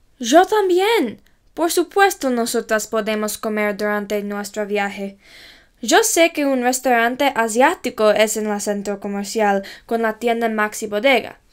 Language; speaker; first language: Spanish; non-native, learner; English